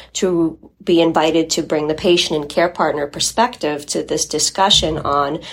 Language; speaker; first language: English; early bilingual, other home language; Polish